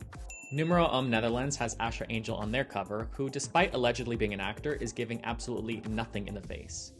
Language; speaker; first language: English; native; English